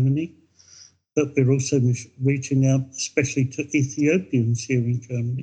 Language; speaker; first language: English; native; English